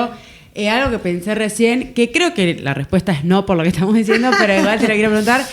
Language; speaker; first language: Spanish; native; Spanish